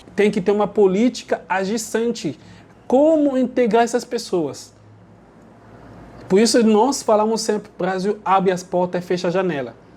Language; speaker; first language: Portuguese; non-native, learner; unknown